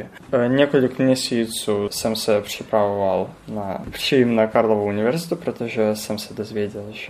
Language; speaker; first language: Czech; non-native, learner; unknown